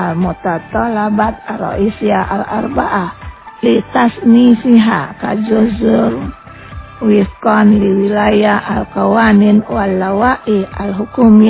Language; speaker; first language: Arabic; non-native, learner; Indonesian